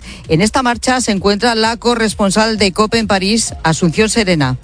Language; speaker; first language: Spanish; native; Spanish